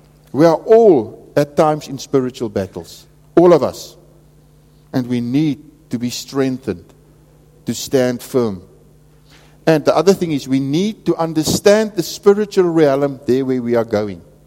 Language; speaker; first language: English; non-native, local second language; Afrikaans